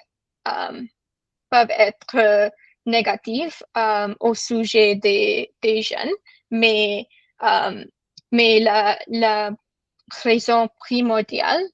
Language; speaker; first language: French; non-native, learner; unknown